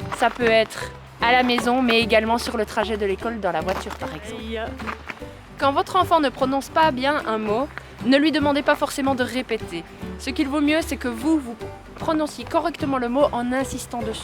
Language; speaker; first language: French; native; French